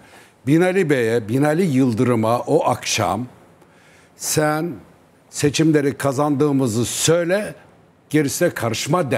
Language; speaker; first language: Turkish; native; Turkish